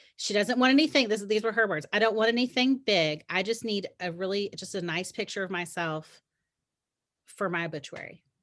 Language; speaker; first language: English; native; English